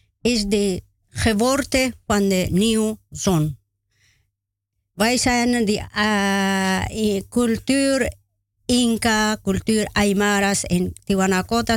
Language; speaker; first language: Dutch; non-native, learner; Spanish